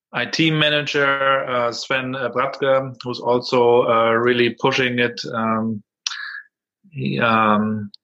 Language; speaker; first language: English; non-native, fluent; German